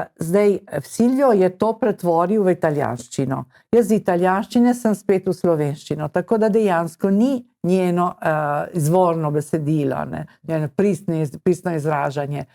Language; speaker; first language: Slovenian; early bilingual, heritage; Slovenian